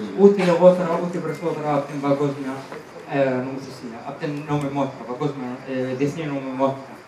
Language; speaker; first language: Greek; non-native, fluent; Arabic